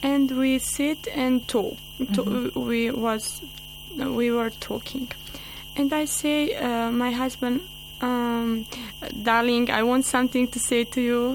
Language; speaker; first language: English; non-native, learner; Bosnian